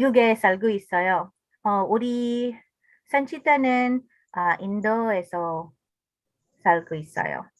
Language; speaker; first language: Korean; non-native, learner; English